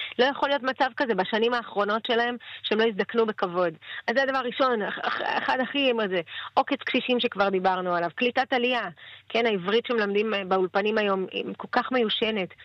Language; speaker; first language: Hebrew; early bilingual, other home language; Russian